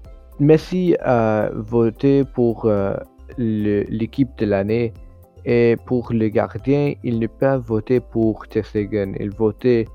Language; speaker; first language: French; non-native, learner; English